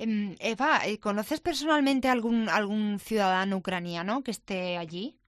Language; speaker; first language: Spanish; native; Spanish